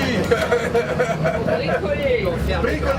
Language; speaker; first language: French; non-native, learner; Dutch